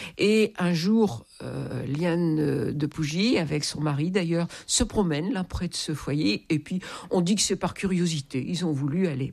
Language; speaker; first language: French; native; French